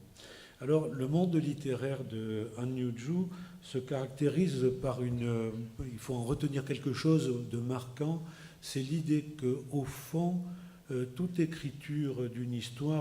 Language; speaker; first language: French; native; French